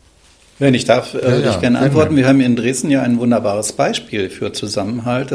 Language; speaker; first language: German; native; German